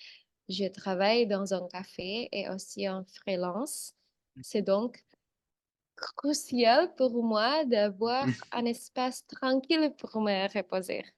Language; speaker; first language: French; non-native, learner; Indonesian